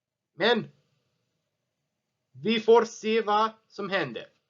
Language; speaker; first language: Swedish; non-native, learner; English